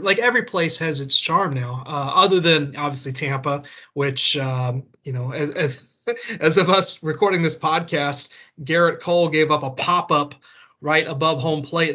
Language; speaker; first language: English; native; English